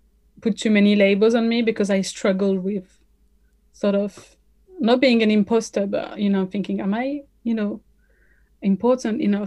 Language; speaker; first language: English; non-native, fluent; French